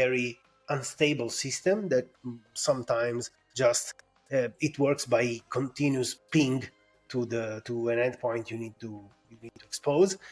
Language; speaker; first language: English; non-native, fluent; Italian